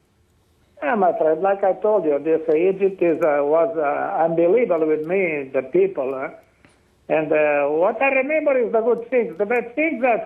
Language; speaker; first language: English; non-native, fluent; Portuguese